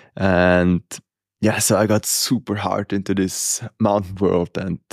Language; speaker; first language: English; non-native, fluent; Italian